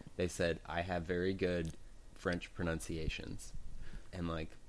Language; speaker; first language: English; native; English